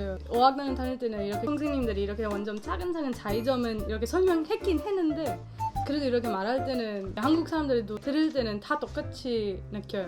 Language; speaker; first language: Korean; non-native, fluent; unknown